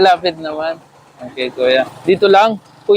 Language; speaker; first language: Filipino; non-native, learner; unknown